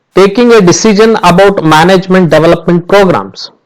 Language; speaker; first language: English; non-native, local second language; Kannada